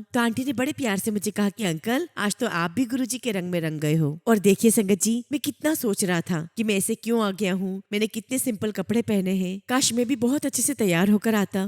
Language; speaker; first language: Hindi; native; Hindi